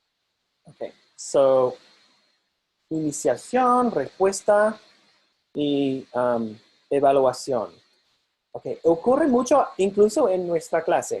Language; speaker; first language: Spanish; non-native, fluent; English